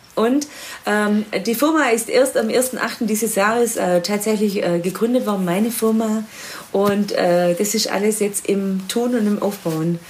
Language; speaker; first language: German; native; German